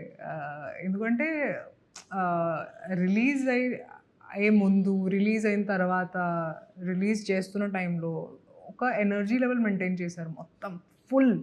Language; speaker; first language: Telugu; non-native, fluent; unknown